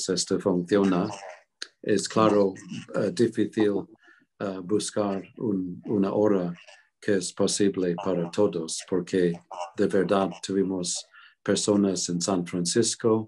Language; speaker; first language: Spanish; non-native, fluent; English